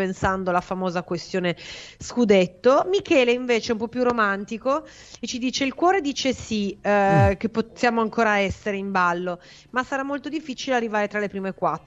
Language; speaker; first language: Italian; native; Italian